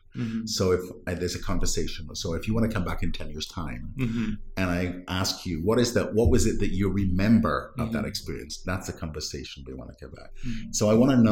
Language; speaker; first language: English; non-native, local second language; Welsh